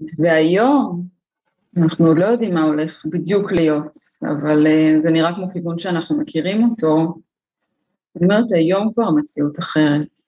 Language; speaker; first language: Hebrew; native; Hebrew